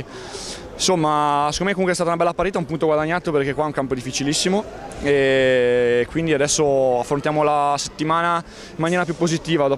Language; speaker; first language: Italian; native; Italian